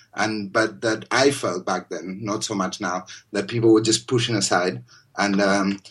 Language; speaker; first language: English; non-native, fluent; Spanish